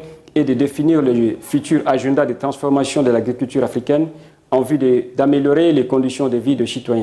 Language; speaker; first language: French; non-native, fluent; Portuguese